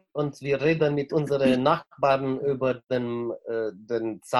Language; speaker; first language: German; non-native, fluent; Romanian